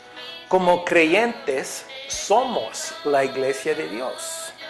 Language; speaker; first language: Spanish; non-native, fluent; English